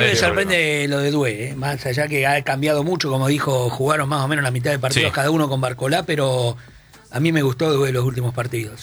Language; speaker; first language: Spanish; native; Spanish